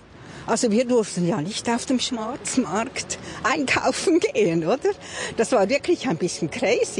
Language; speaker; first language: German; native; German